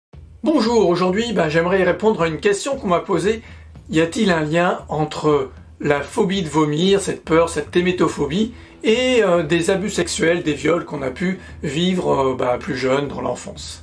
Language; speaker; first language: French; native; French